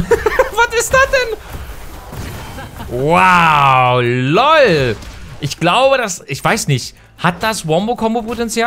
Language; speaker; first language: German; native; German